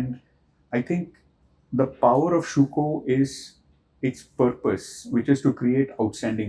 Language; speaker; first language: English; non-native, local second language; Hindi